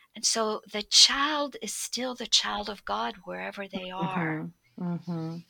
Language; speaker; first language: English; early bilingual, other home language; Polish